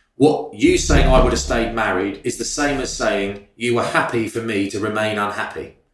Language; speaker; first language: English; native; English